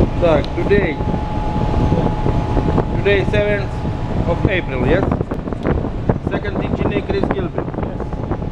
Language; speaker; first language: English; non-native, learner; Russian